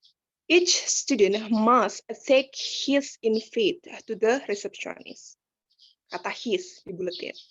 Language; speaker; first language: English; non-native, learner; Indonesian